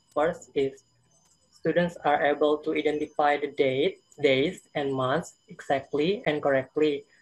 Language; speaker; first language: English; non-native, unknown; Indonesian